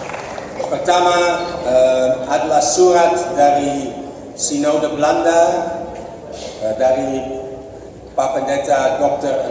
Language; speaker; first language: Indonesian; non-native, fluent; Dutch